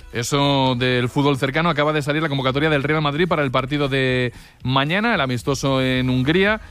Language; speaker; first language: Spanish; native; Spanish